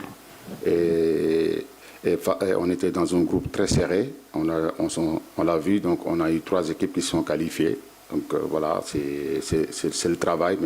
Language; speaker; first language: French; non-native, local second language; Wolof